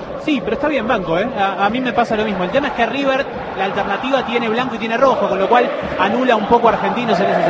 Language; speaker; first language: Spanish; native; Spanish